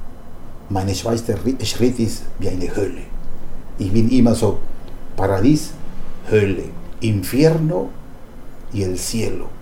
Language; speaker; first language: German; non-native, fluent; Spanish